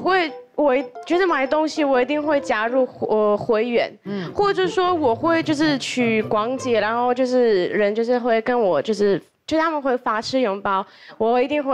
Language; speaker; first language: Chinese; non-native, fluent; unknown